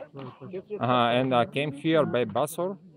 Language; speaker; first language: English; non-native, learner; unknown